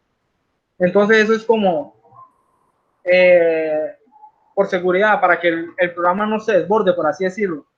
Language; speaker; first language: Spanish; native; Spanish